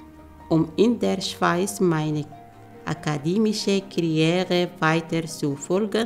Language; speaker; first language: German; non-native, learner; Arabic